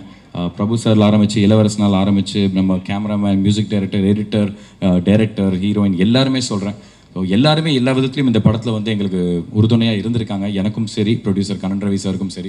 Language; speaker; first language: Tamil; native; Tamil